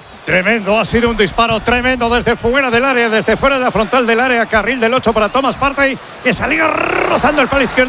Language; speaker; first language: Spanish; native; Spanish